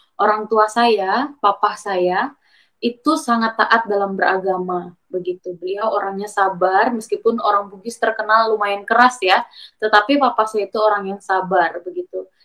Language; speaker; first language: Indonesian; native; Indonesian